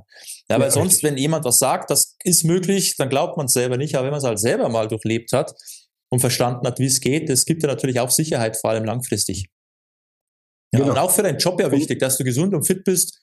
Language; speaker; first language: German; native; German